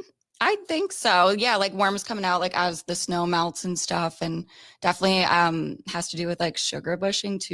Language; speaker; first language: English; native; English